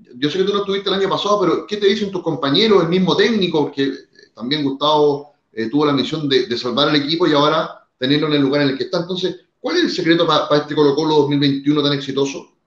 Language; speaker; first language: Spanish; native; Spanish